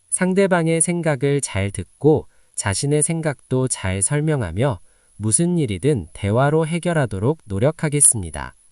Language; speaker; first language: Korean; non-native, learner; Nepali